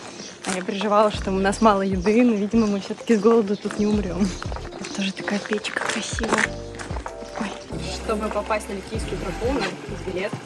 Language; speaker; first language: Russian; native; Russian